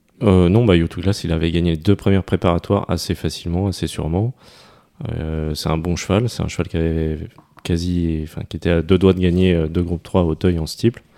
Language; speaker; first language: French; native; French